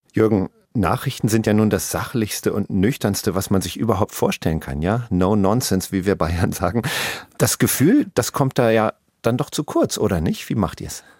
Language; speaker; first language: German; native; German